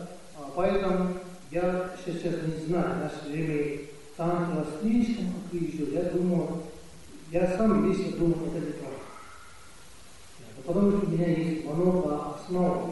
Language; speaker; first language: Russian; non-native, learner; Tibetan